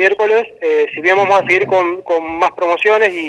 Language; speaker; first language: Spanish; native; Spanish